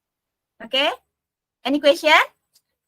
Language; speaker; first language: English; non-native, learner; Indonesian